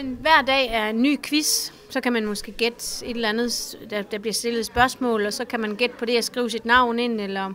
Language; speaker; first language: Danish; native; Danish